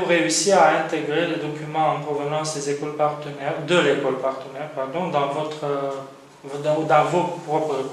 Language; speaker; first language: French; non-native, fluent; Romanian